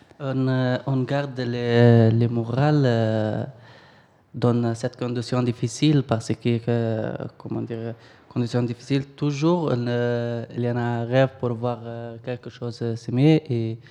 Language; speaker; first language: French; non-native, learner; Arabic